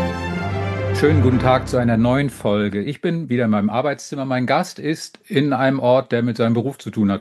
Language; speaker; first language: German; native; German